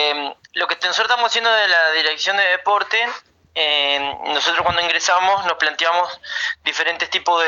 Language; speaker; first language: Spanish; native; Spanish